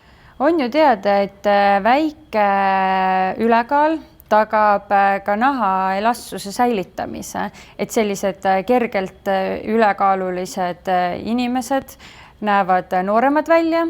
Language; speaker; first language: Estonian; native; Estonian